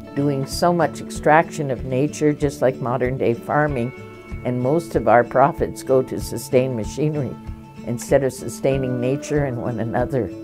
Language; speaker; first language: English; native; English